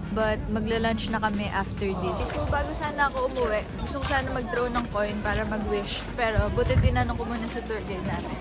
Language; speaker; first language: Filipino; native; Filipino